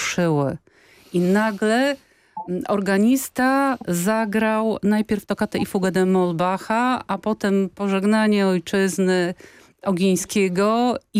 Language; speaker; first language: Polish; native; Polish